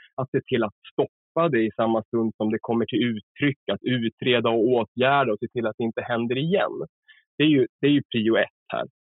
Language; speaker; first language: Swedish; native; Swedish